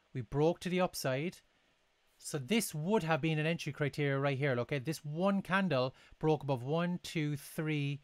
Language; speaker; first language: English; native; English